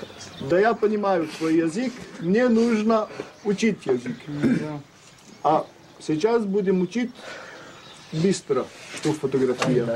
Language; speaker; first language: Russian; non-native, learner; French